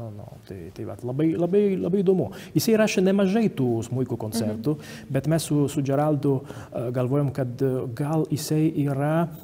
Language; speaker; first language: Lithuanian; non-native, fluent; Italian